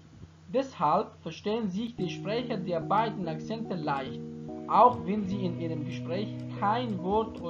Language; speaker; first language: German; non-native, fluent; Persian